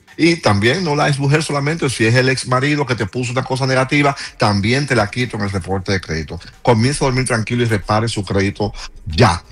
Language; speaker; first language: Spanish; native; Spanish